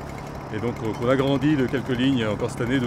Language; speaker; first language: French; native; French